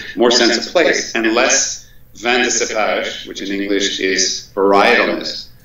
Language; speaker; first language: English; native; English